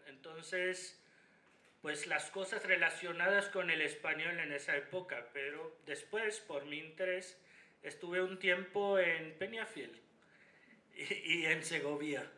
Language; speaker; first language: Spanish; non-native, fluent; Hindi